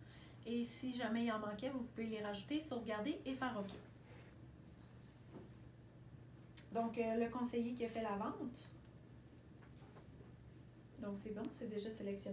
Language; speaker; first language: French; native; French